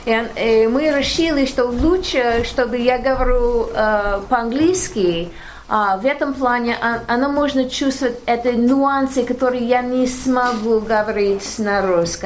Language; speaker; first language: Russian; non-native, learner; English